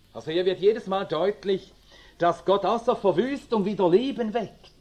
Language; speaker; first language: German; early bilingual, other home language; Swedish